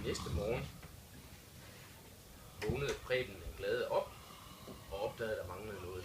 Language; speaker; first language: Danish; native; Danish